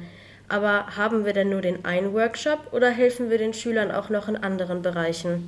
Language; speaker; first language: German; native; German